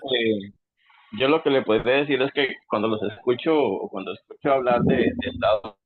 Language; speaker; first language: Spanish; native; Spanish